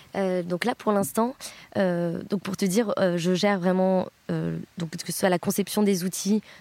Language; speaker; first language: French; native; French